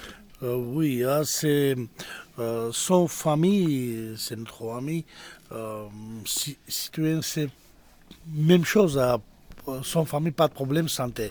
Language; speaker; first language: French; non-native, learner; Georgian